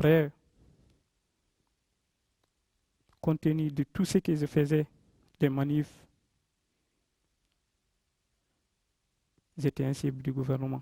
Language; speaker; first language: French; non-native, local second language; Fula